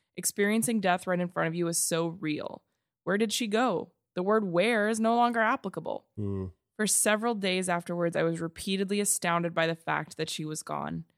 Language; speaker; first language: English; native; English